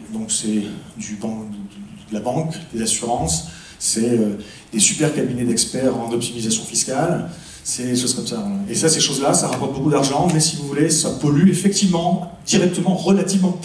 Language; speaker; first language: French; native; French